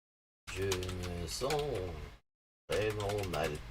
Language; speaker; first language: French; non-native, learner; English